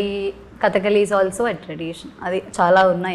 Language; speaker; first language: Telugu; non-native, learner; Malayalam